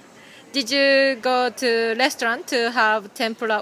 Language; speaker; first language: English; non-native, fluent; Japanese